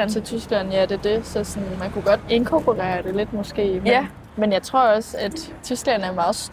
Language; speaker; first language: Danish; native; Danish